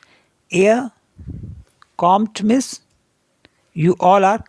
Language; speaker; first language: German; non-native, learner; Hindi